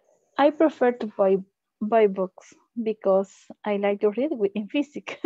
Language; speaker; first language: English; non-native, learner; Spanish